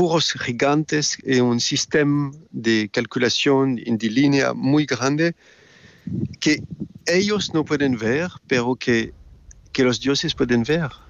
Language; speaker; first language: Spanish; non-native, fluent; French